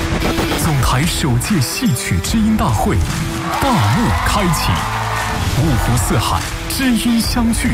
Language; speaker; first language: Chinese; native; Chinese